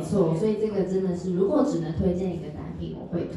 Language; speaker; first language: Chinese; native; Chinese